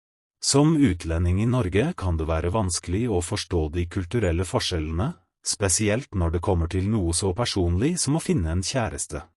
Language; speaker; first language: Norwegian; non-native, fluent; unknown